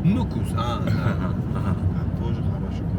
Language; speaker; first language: Russian; non-native, local second language; Uzbek